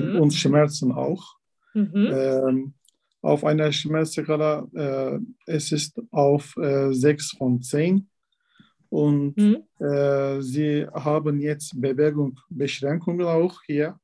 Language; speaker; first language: German; non-native, learner; Turkish